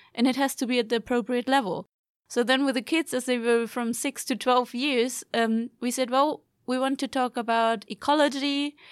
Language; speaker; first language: English; non-native, fluent; German